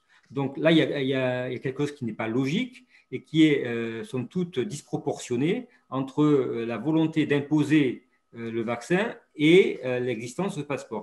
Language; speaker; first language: French; native; French